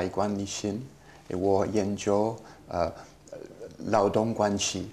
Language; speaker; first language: Chinese; non-native, learner; English